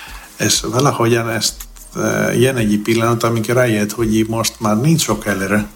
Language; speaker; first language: Hungarian; non-native, fluent; Greek